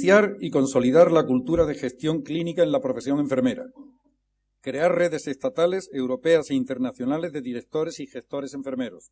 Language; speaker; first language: Spanish; native; Spanish